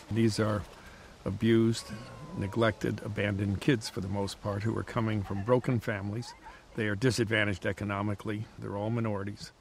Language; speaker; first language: English; native; English